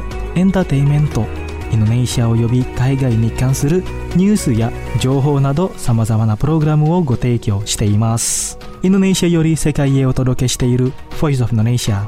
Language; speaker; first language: Japanese; non-native, fluent; Indonesian